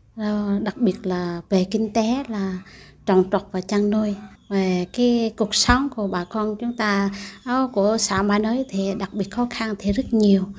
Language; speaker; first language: Vietnamese; non-native, local second language; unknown